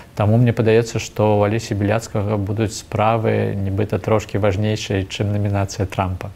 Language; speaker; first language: Belarusian; non-native, local second language; Russian